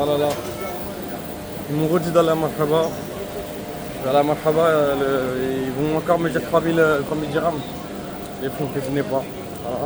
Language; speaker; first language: French; native; French